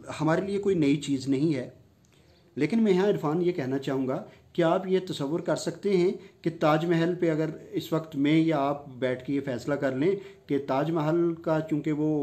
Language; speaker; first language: Urdu; non-native, local second language; Punjabi